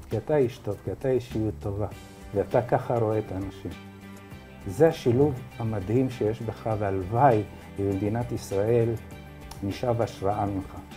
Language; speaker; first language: Hebrew; early bilingual, other home language; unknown